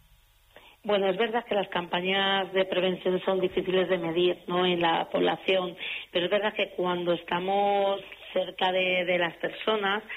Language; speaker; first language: Spanish; native; Spanish